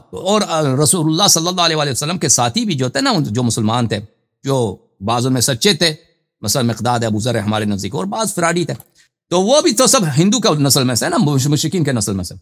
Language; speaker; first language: Urdu; non-native, fluent; Persian